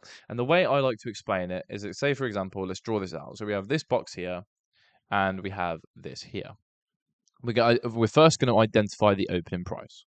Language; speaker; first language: English; native; English